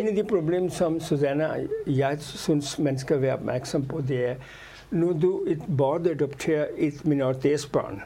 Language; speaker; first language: Danish; non-native, fluent; Urdu